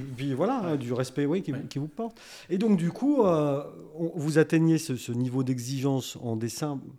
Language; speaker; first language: French; native; French